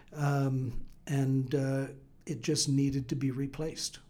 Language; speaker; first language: English; native; English